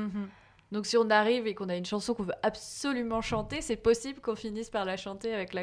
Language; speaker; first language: French; native; French